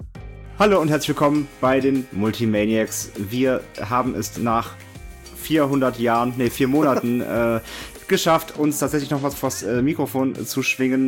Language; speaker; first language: German; native; German